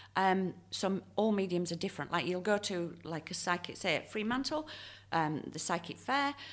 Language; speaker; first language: English; native; English